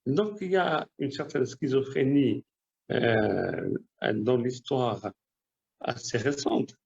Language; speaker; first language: French; non-native, local second language; Arabic